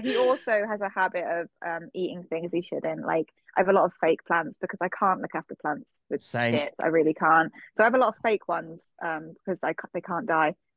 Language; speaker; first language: English; native; English